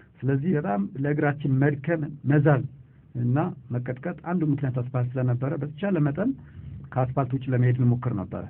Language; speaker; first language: Amharic; native; Amharic